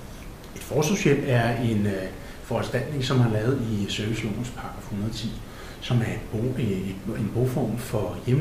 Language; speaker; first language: Danish; native; Danish